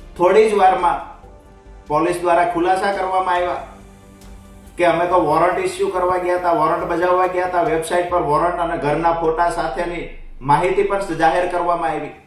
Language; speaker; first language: Gujarati; native; Gujarati